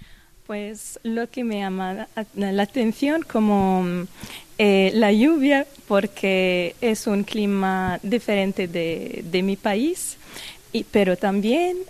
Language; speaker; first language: Spanish; non-native, fluent; Arabic